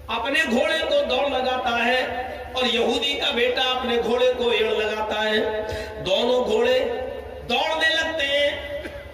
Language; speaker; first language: Hindi; native; Hindi